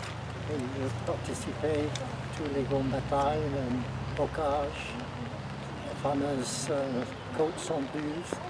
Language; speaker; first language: French; non-native, learner; English